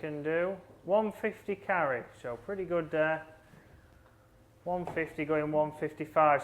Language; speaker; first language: English; native; English